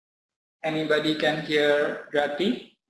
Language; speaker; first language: English; non-native, learner; Indonesian